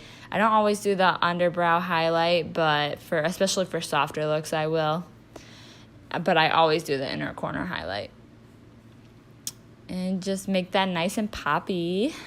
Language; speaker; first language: English; native; English